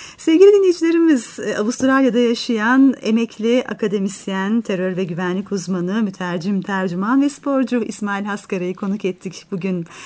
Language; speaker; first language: Turkish; native; Turkish